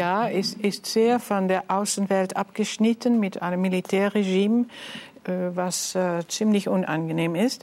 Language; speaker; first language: German; non-native, fluent; Dutch